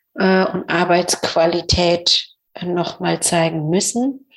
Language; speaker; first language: German; non-native, fluent; Persian